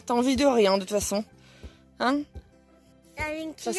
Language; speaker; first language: French; native; French